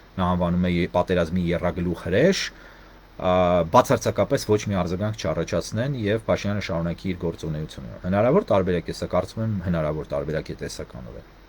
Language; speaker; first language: Armenian; native; Armenian